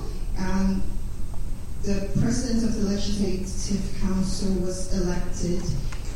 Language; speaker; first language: English; non-native, local second language; Cantonese